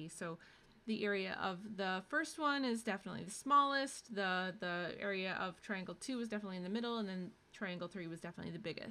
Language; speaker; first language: English; native; English